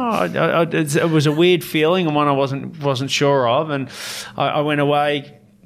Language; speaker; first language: English; native; English